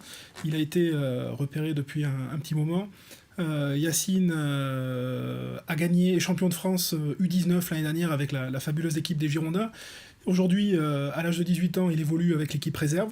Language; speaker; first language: French; native; French